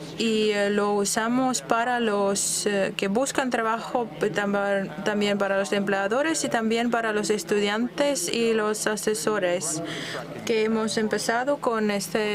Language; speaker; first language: Spanish; non-native, fluent; Dutch